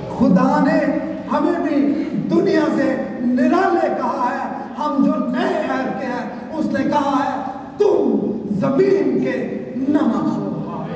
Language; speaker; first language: Urdu; non-native, local second language; Punjabi